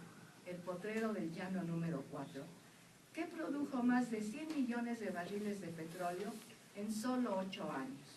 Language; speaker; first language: Spanish; native; Spanish